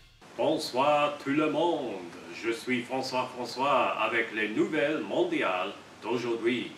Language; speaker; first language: French; non-native, learner; English